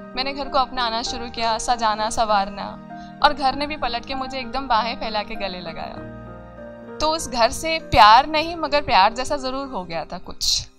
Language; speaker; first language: Hindi; native; Hindi